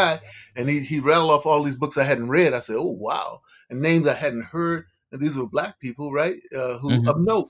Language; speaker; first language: English; native; English